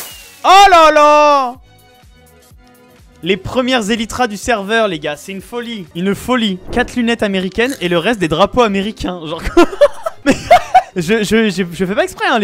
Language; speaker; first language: French; native; French